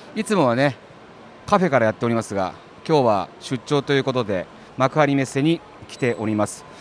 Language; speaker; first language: Japanese; native; Japanese